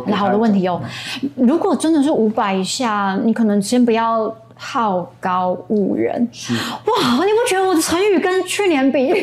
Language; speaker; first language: Chinese; non-native, local second language; English